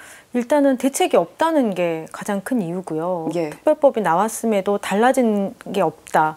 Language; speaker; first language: Korean; native; Korean